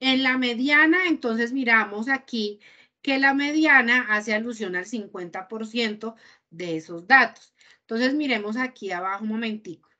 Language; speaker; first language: Spanish; native; Spanish